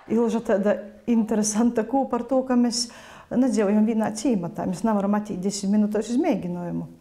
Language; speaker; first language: Latvian; native; Latvian